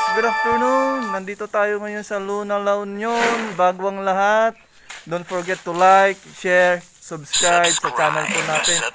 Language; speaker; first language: Filipino; non-native, local second language; Iloko